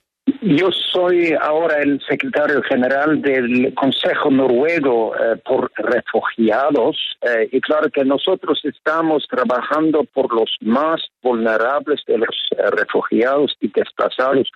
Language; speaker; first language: Spanish; non-native, fluent; Norwegian